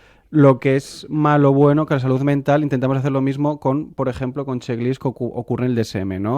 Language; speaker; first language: Spanish; non-native, local second language; Catalan